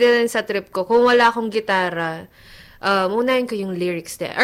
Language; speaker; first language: Filipino; non-native, local second language; Bikol